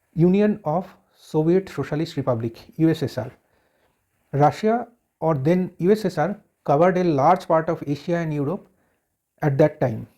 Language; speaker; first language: English; non-native, local second language; Bangla